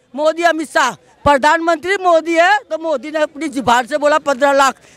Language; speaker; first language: Hindi; non-native, local second language; Gujarati